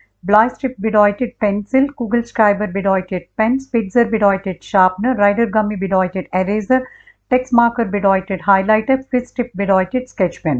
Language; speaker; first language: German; non-native, learner; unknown